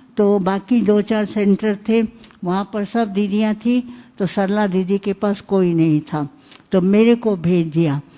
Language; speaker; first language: Hindi; native; Hindi